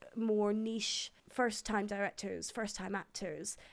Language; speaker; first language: English; native; English